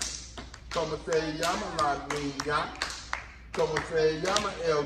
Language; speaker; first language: Spanish; non-native, learner; English